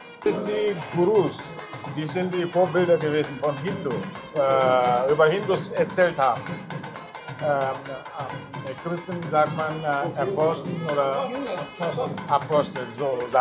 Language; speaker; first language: German; non-native, fluent; Tamil